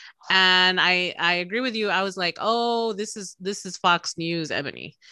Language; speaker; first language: English; early bilingual, other home language; Spanish